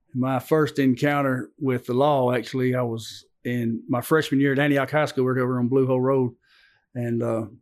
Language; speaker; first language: English; native; English